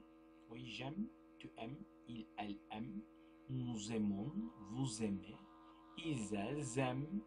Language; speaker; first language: French; non-native, fluent; Turkish